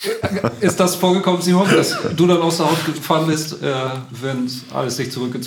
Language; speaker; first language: German; native; German